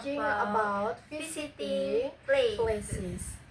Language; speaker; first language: English; non-native, learner; Indonesian